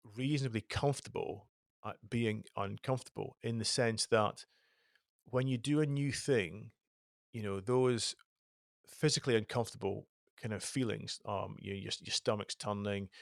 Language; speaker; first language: English; native; English